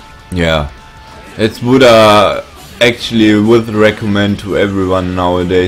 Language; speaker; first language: English; non-native, fluent; German